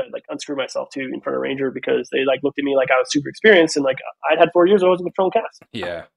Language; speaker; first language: English; native; English